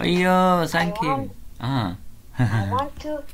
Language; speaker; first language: English; non-native, learner; Chinese